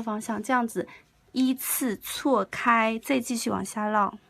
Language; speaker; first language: Chinese; native; Chinese